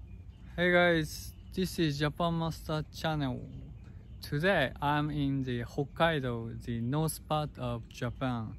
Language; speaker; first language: English; non-native, learner; Japanese